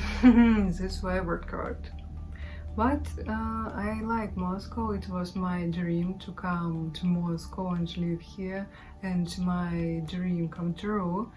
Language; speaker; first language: English; non-native, learner; Russian